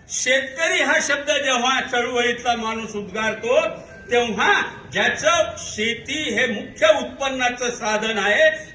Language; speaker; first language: Marathi; non-native, local second language; Urdu